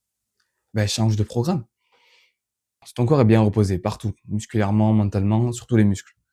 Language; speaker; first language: French; native; French